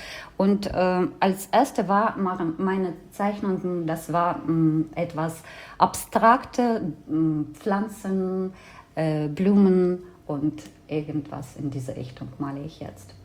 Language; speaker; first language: German; non-native, fluent; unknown